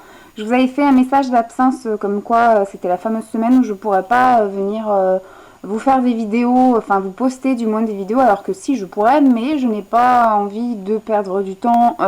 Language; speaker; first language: French; native; French